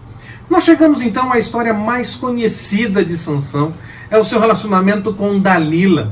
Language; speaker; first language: Portuguese; native; Portuguese